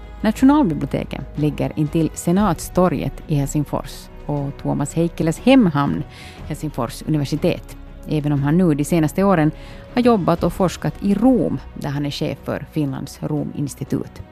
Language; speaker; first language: Swedish; native; Swedish